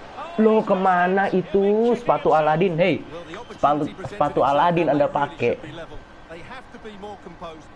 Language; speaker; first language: Indonesian; native; Indonesian